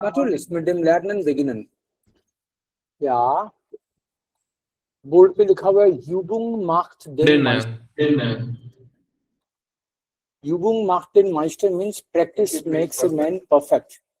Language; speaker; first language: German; non-native, fluent; Hindi